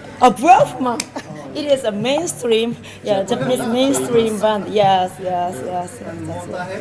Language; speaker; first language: English; non-native, learner; Japanese